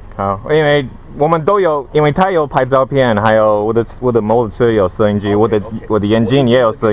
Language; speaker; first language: Chinese; non-native, fluent; English